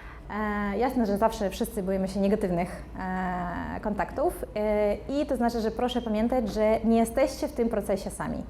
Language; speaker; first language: Polish; non-native, fluent; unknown